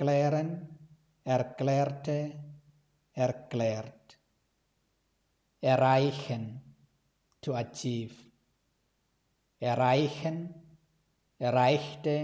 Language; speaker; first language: German; non-native, fluent; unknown